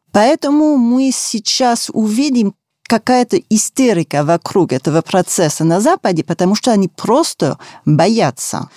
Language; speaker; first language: Russian; non-native, fluent; French